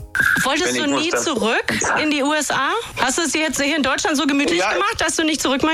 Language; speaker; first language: German; native; German